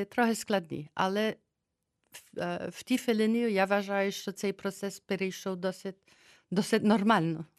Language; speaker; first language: Ukrainian; early bilingual, heritage; Ukrainian